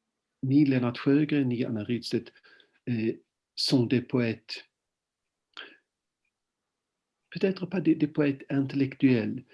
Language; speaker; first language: French; non-native, fluent; Swedish